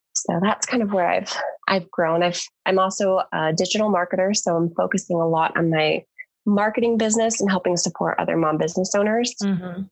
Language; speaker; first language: English; native; English